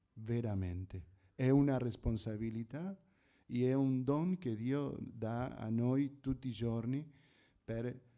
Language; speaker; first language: Italian; non-native, fluent; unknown